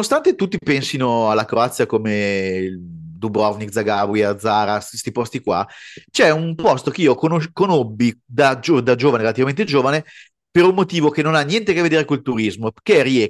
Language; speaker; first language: Italian; native; Italian